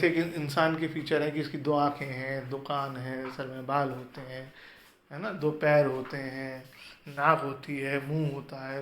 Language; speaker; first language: Hindi; native; Hindi